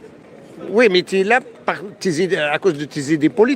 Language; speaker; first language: French; native; French